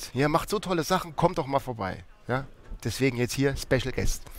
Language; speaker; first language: German; native; German